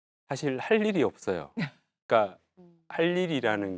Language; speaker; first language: Korean; native; Korean